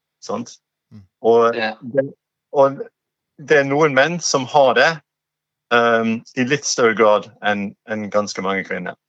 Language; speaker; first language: Norwegian; non-native, fluent; English